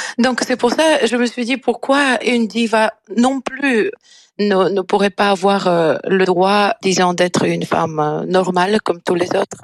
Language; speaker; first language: French; non-native, fluent; Bulgarian